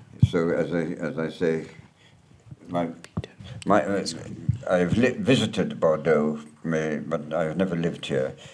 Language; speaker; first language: English; native; English